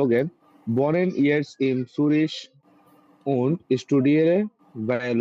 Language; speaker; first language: German; non-native, learner; Bangla